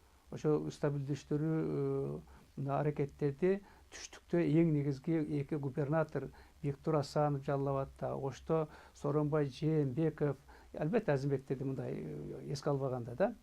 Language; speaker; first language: Kyrgyz; native; Kyrgyz